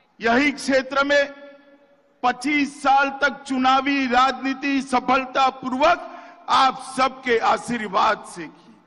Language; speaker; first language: Hindi; non-native, local second language; Gujarati